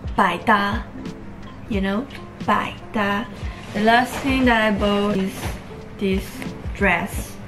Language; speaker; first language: English; non-native, learner; Chinese